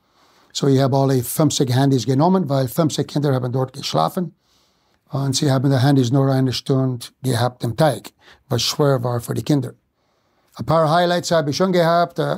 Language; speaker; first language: German; non-native, fluent; English